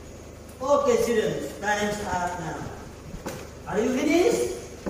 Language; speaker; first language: English; non-native, fluent; Indonesian